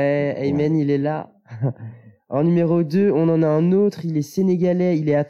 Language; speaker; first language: French; native; French